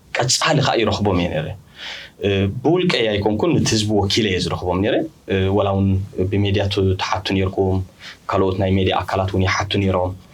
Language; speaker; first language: Tigrinya; early bilingual, heritage; Tigrinya